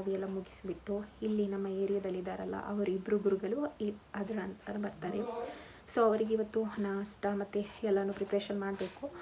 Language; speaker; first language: Kannada; non-native, local second language; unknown